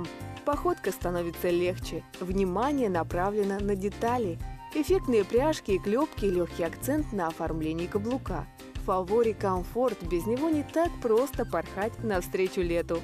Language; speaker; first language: Russian; native; Russian